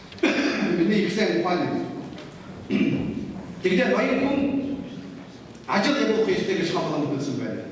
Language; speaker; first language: Mongolian; non-native, learner; Buriat